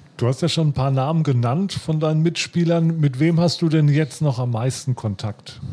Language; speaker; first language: German; native; German